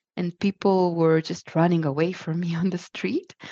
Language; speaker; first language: English; non-native, fluent; Hebrew